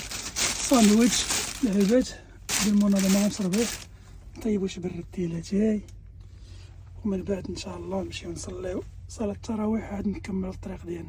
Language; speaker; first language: Arabic; native; Arabic